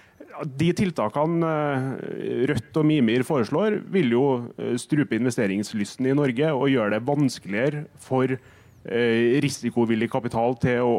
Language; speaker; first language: Norwegian; native; Norwegian